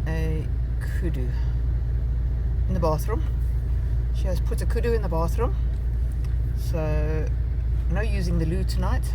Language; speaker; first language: English; native; English